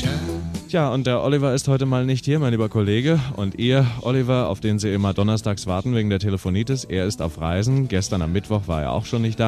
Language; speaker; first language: German; native; German